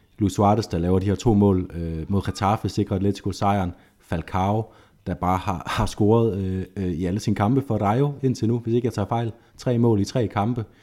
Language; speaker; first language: Danish; native; Danish